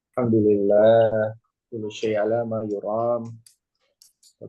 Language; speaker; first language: Arabic; non-native, learner; Indonesian